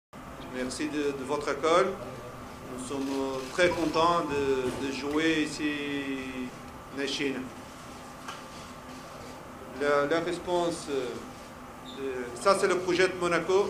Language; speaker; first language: French; non-native, fluent; Portuguese